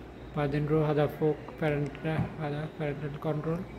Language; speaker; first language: Arabic; non-native, learner; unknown